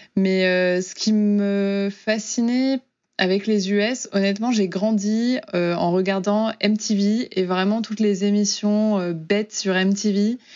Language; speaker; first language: French; native; French